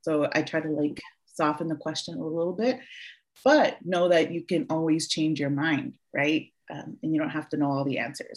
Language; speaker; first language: English; early bilingual, other home language; Spanish